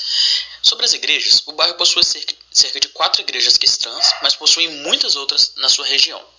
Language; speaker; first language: Portuguese; native; Portuguese